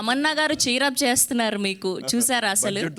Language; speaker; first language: Telugu; native; Telugu